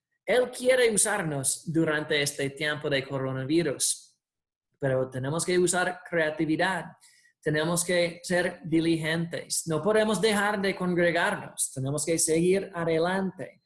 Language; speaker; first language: Spanish; non-native, fluent; English